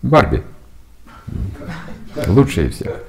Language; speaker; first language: Russian; native; Russian